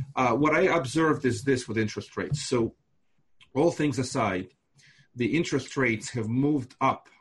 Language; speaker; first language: English; non-native, fluent; Russian